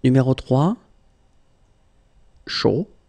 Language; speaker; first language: French; native; French